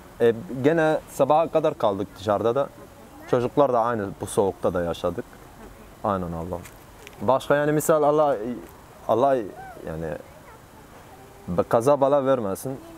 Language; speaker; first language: Turkish; non-native, learner; Arabic